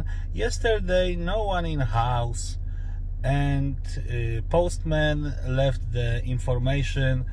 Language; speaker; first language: English; non-native, learner; Polish